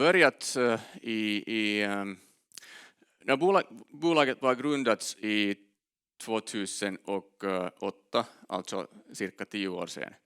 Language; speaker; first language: Swedish; non-native, local second language; Finnish